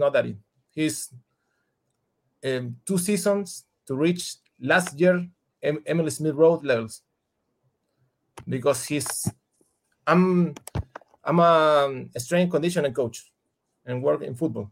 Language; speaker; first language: English; non-native, fluent; Spanish